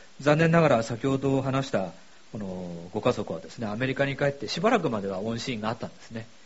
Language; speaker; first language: Japanese; native; Japanese